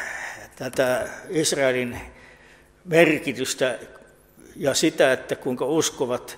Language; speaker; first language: Finnish; native; Finnish